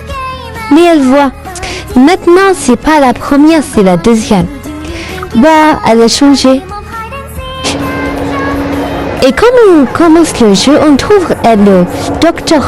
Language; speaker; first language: French; non-native, learner; Arabic